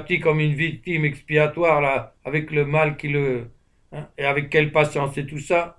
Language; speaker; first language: French; native; French